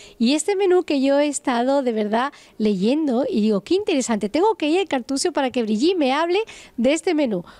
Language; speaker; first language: Spanish; native; Spanish